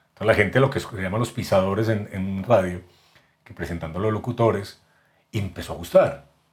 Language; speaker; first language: Spanish; native; Spanish